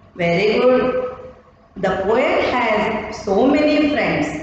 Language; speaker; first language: English; non-native, local second language; Kannada